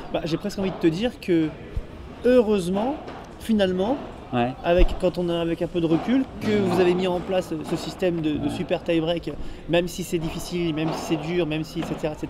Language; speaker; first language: French; native; French